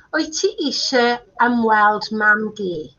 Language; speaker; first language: Welsh; non-native, learner; English